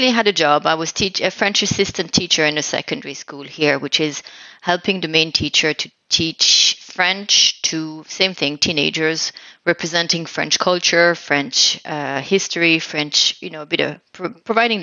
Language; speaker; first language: English; non-native, fluent; French